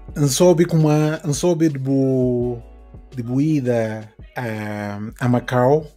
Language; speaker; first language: Portuguese; non-native, local second language; Upper Guinea Crioulo